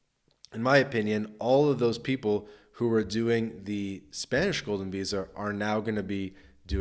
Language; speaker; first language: English; native; English